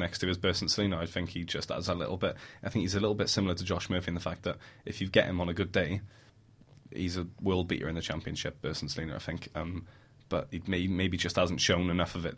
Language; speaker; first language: English; native; English